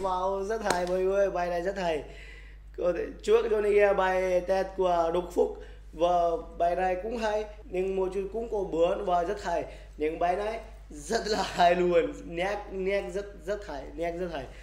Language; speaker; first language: Vietnamese; non-native, learner; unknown